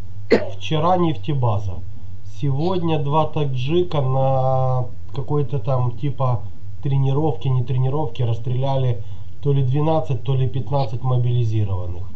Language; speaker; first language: Russian; native; Russian